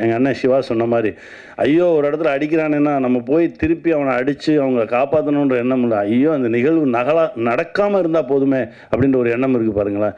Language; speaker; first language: Tamil; native; Tamil